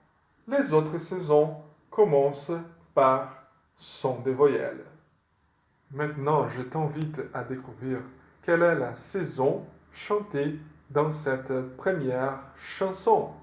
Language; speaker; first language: French; non-native, fluent; Portuguese